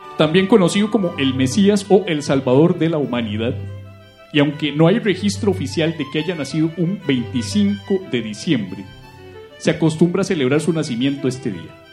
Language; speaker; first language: Spanish; native; Spanish